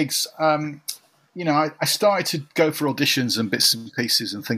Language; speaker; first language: English; native; English